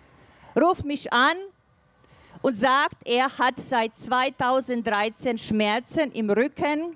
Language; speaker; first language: German; non-native, fluent; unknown